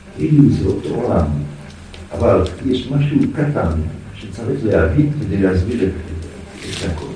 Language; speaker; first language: Hebrew; non-native, fluent; French